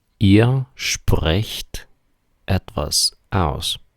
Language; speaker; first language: German; non-native, fluent; Ukrainian